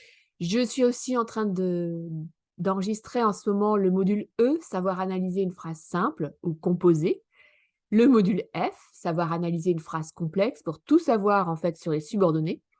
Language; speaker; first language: French; native; French